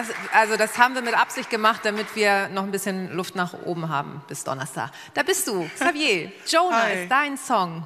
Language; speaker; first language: German; native; German